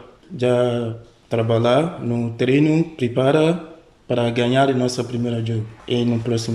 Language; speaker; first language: Portuguese; non-native, learner; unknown